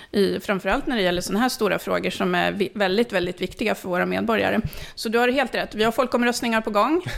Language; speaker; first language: Swedish; early bilingual, other home language; Finnish